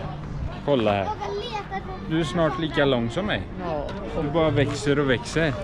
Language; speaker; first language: Swedish; native; Swedish